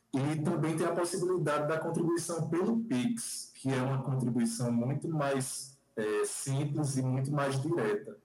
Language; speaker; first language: Portuguese; native; Portuguese